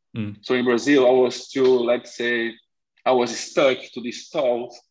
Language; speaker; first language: English; non-native, fluent; Portuguese